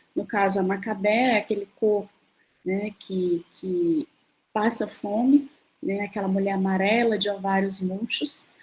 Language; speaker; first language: Portuguese; native; Portuguese